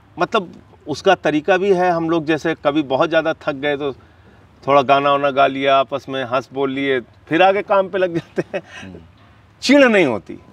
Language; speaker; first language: Hindi; native; Hindi